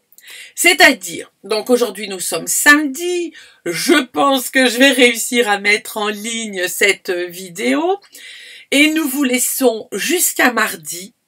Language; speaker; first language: French; native; French